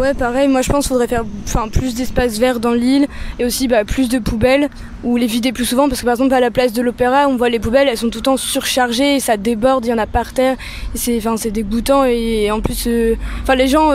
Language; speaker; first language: French; native; French